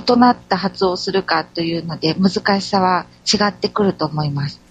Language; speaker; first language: Japanese; native; Japanese